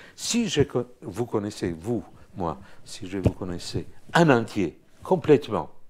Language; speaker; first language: French; non-native, fluent; Romanian